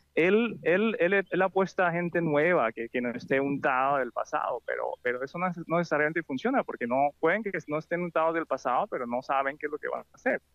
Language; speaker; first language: Spanish; native; Spanish